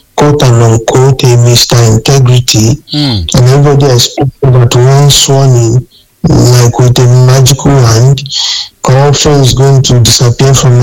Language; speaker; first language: English; non-native, local second language; Yoruba